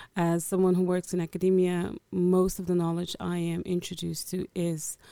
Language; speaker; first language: English; early bilingual, other home language; Portuguese